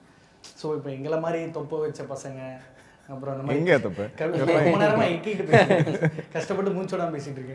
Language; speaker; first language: Tamil; native; Tamil